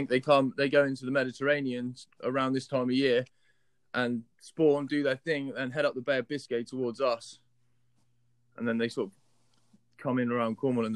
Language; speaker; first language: English; native; English